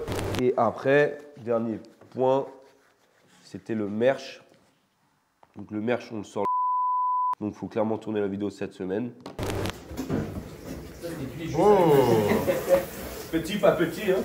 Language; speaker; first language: French; native; French